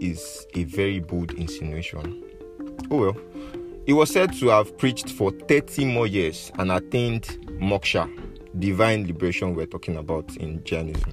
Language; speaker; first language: English; non-native, local second language; Yoruba